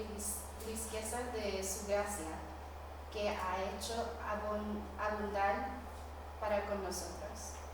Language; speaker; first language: Spanish; non-native, fluent; English